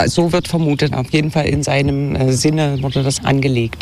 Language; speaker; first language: German; native; German